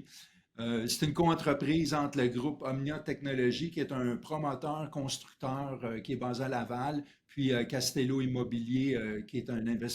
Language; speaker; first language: French; native; French